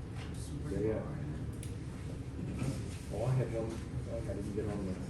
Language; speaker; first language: English; native; English